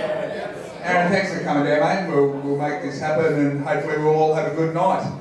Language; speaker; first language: English; native; English